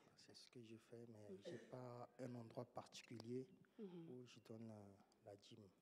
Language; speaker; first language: French; native; French